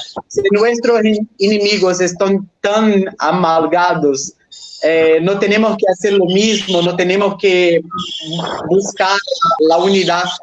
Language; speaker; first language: Spanish; non-native, fluent; Portuguese